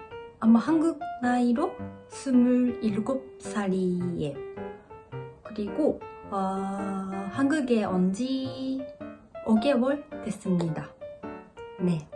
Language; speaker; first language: Korean; non-native, learner; Japanese